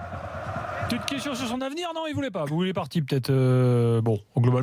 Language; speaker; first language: French; native; French